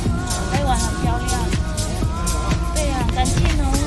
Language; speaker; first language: Chinese; non-native, learner; Filipino